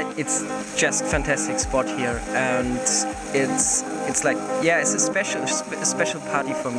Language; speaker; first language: English; non-native, fluent; German